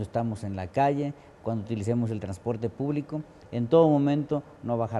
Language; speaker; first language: Spanish; native; Spanish